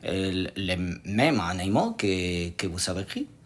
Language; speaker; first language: French; non-native, learner; Spanish